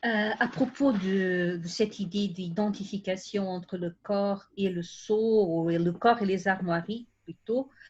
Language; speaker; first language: French; non-native, fluent; Portuguese